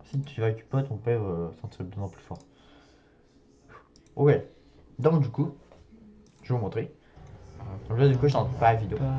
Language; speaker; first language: French; native; French